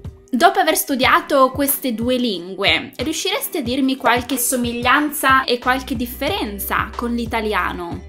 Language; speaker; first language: Italian; native; Italian